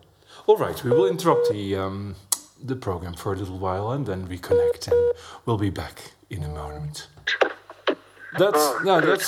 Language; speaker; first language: English; non-native, fluent; Dutch